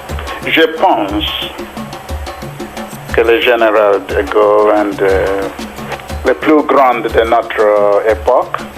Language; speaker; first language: French; non-native, fluent; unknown